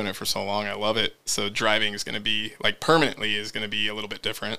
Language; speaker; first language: English; native; English